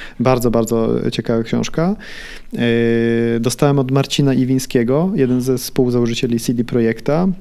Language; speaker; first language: Polish; early bilingual, heritage; Polish